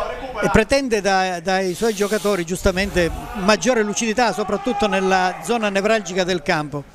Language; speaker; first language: Italian; native; Italian